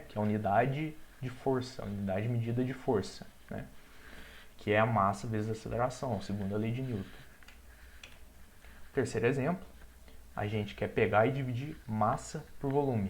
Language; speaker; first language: Portuguese; native; Portuguese